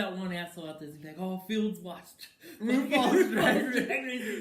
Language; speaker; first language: English; native; English